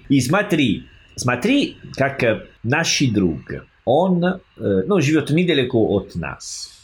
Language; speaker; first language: Russian; non-native, learner; Italian